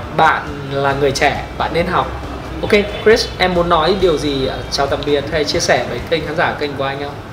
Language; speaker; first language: Vietnamese; native; Vietnamese